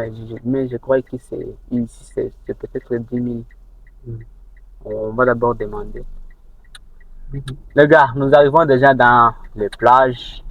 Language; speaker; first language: French; non-native, local second language; Rundi